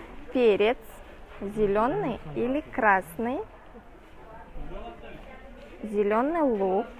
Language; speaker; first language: Russian; non-native, fluent; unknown